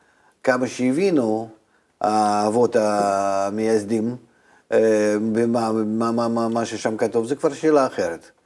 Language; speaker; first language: Hebrew; non-native, fluent; Russian